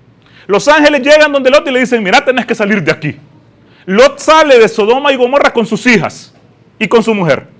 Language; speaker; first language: Spanish; native; Spanish